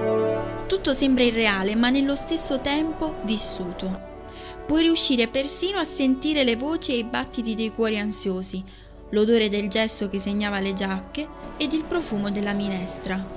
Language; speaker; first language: Italian; native; Italian